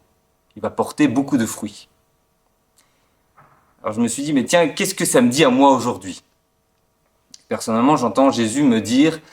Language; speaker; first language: French; native; French